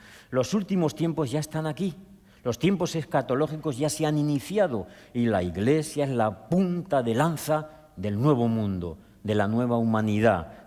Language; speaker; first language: Spanish; native; Spanish